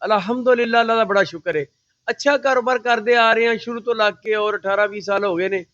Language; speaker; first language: Urdu; non-native, local second language; Punjabi